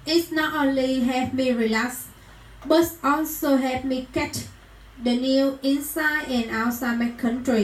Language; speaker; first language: English; non-native, learner; Vietnamese